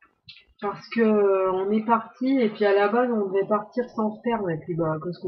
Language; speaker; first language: French; native; French